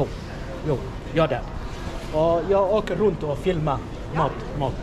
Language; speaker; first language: Swedish; non-native, learner; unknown